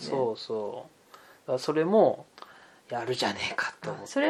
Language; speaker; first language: Japanese; native; Japanese